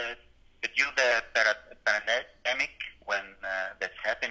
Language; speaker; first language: English; non-native, learner; Arabic